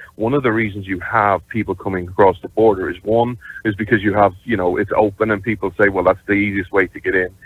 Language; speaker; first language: English; native; English